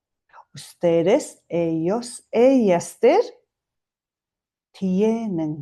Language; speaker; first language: Spanish; non-native, fluent; Mongolian